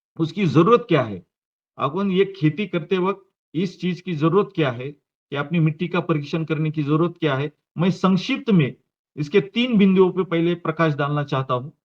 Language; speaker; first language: Hindi; non-native, local second language; Marathi